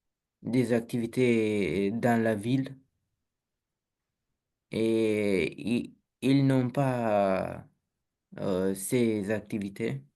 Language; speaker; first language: French; non-native, learner; Romanian